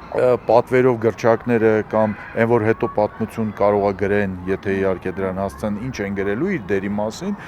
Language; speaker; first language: Armenian; native; Armenian